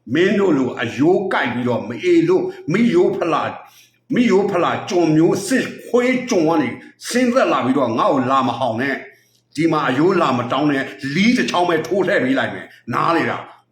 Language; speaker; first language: Burmese; native; Burmese